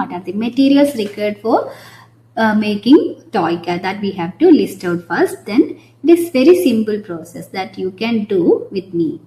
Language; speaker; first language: English; non-native, local second language; Malayalam